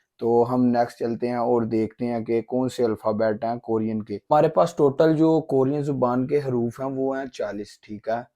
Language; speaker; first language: Urdu; non-native, local second language; Punjabi